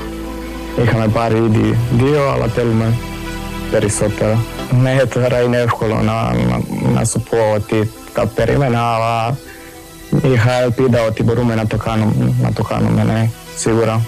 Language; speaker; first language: Greek; non-native, learner; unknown